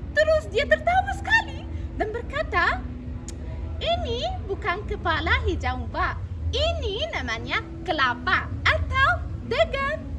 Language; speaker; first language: Indonesian; non-native, fluent; Arabic